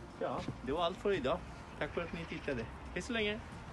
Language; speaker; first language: Swedish; non-native, fluent; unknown